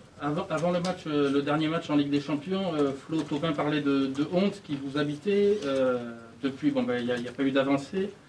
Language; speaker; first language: French; native; French